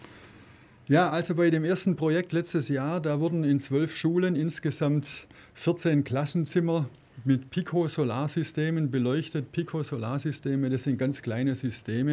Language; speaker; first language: German; native; German